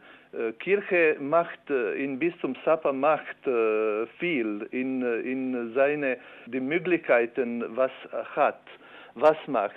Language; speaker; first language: German; non-native, learner; Albanian